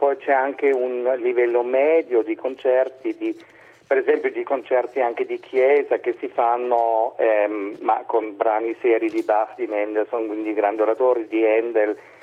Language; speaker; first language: Italian; non-native, fluent; German